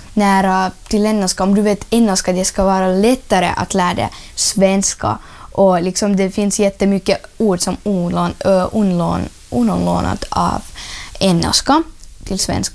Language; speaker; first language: Swedish; non-native, learner; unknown